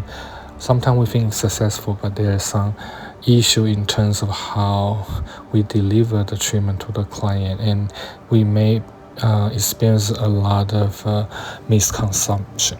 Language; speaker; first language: English; non-native, fluent; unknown